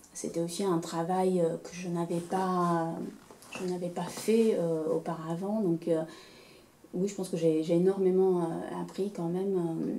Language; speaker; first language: French; non-native, fluent; Romanian